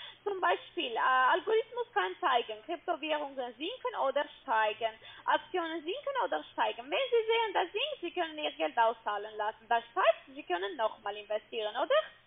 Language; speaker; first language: German; non-native, learner; Russian